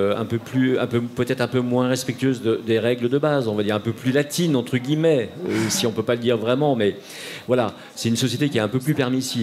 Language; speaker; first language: French; native; French